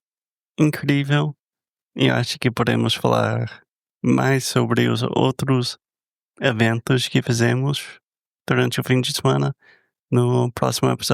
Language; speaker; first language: Portuguese; non-native, fluent; English